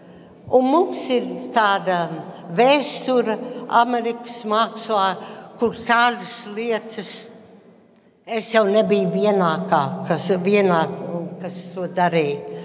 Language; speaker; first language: Latvian; early bilingual, heritage; Latvian